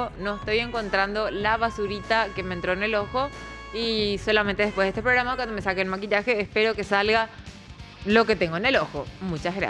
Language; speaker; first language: Spanish; native; Spanish